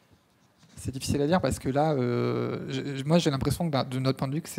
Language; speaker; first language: French; native; French